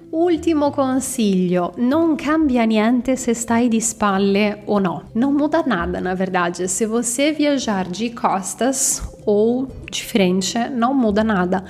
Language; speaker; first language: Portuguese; non-native, fluent; Italian